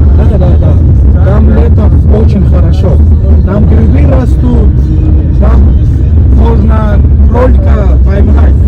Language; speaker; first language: Russian; non-native, local second language; Tajik